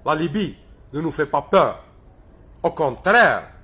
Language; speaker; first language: French; non-native, local second language; Arabic